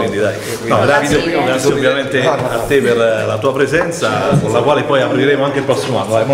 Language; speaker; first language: Italian; native; Italian